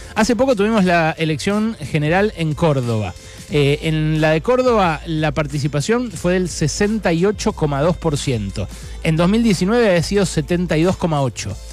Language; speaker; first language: Spanish; native; Spanish